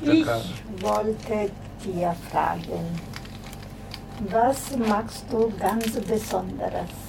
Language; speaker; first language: German; non-native, learner; Italian